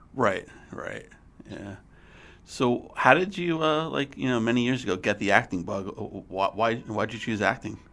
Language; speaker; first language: English; native; English